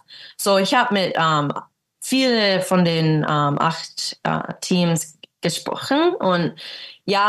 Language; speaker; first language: German; early bilingual, heritage; English